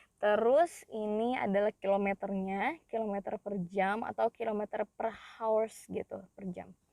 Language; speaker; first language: Indonesian; native; Indonesian